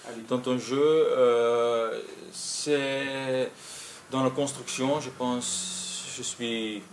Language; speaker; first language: French; non-native, local second language; Dutch